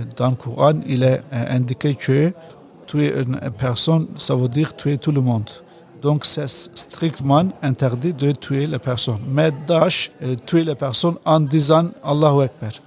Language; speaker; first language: French; non-native, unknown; Turkish